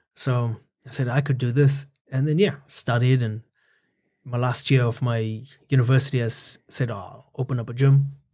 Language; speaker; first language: English; native; English